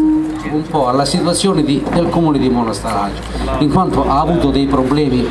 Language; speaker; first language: Italian; native; Italian